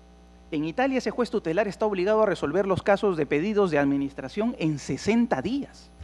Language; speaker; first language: Spanish; native; Spanish